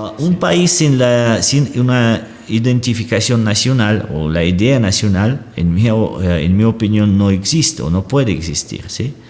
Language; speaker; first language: Spanish; non-native, fluent; Russian